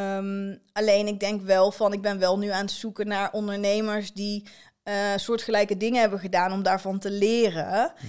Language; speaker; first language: Dutch; native; Dutch